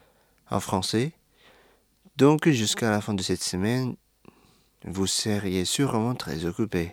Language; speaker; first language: French; non-native, fluent; Indonesian